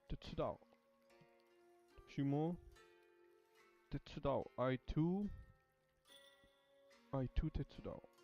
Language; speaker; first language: Japanese; non-native, learner; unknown